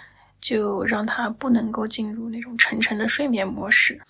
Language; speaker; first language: Chinese; native; Chinese